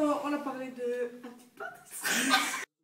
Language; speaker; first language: French; non-native, learner; Arabic